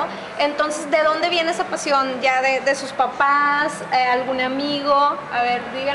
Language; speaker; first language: Spanish; native; Spanish